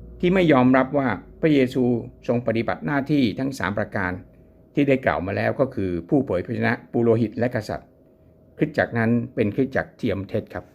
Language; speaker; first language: Thai; native; Thai